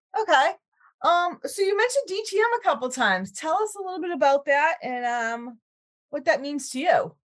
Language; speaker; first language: English; native; English